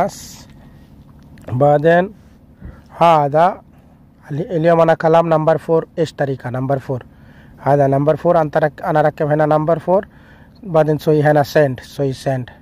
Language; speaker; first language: Arabic; non-native, learner; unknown